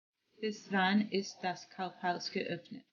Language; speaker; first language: German; non-native, learner; English